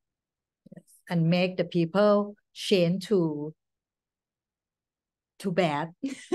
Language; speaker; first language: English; non-native, learner; Thai